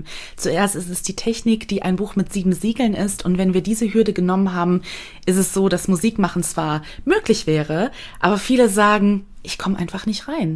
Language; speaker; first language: German; native; German